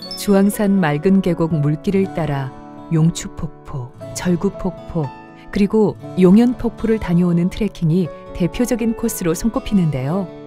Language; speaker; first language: Korean; native; Korean